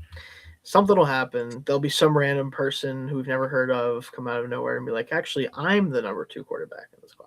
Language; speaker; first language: English; native; English